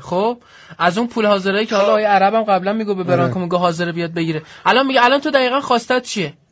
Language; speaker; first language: Persian; native; Persian